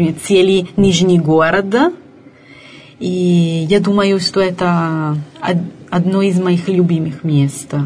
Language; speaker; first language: Russian; non-native, fluent; Italian